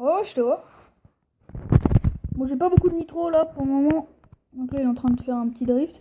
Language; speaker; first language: French; native; French